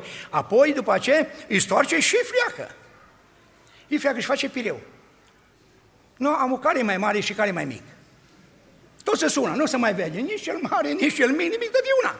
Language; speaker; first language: Romanian; native; Romanian